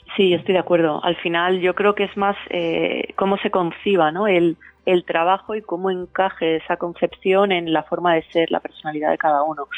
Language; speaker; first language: Spanish; native; Spanish